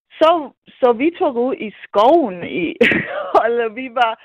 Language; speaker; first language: Danish; non-native, fluent; English